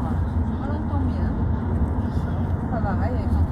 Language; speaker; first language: French; native; French